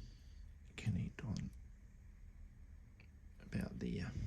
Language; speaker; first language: English; native; English